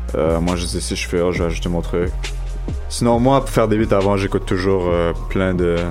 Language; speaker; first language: French; non-native, local second language; Arabic